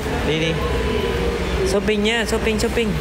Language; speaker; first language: Indonesian; non-native, learner; Vietnamese